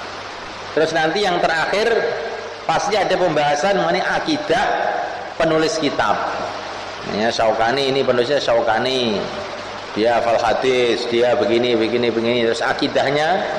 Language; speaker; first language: Indonesian; native; Indonesian